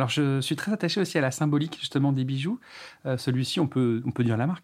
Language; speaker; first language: French; native; French